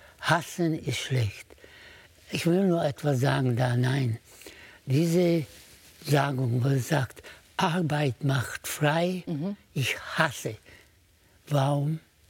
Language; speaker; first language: German; native; German